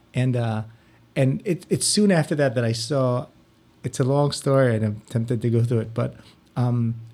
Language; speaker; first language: English; non-native, local second language; Filipino